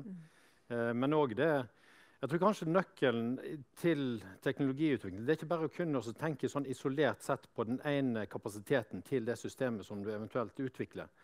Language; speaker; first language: Norwegian; native; Norwegian